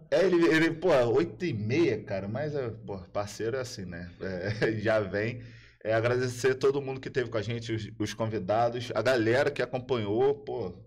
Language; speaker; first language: Portuguese; native; Portuguese